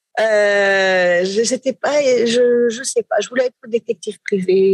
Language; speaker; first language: French; native; French